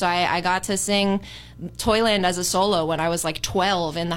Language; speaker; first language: English; native; English